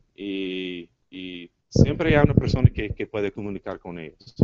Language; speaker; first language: Spanish; non-native, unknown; English